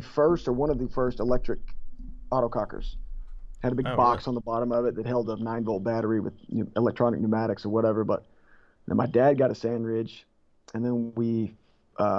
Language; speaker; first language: English; native; English